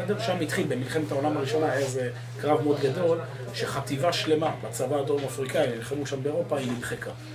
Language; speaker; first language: Hebrew; native; Hebrew